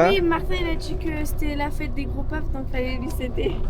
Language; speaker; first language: French; native; French